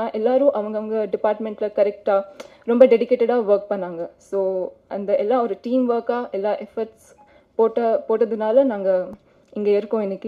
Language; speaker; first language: Tamil; non-native, fluent; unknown